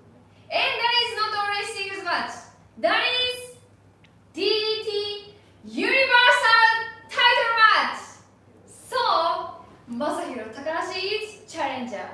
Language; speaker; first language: English; non-native, learner; Japanese